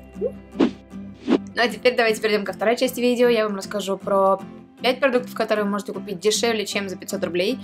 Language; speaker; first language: Russian; native; Russian